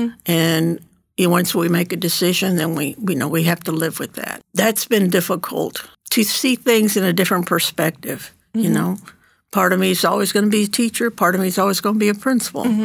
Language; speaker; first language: English; early bilingual, other home language; Spanish